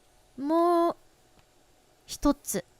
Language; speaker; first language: Japanese; non-native, learner; English